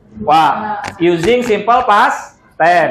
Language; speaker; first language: English; non-native, learner; Indonesian